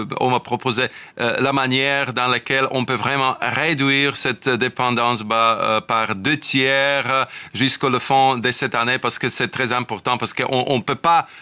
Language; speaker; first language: French; non-native, fluent; Slovak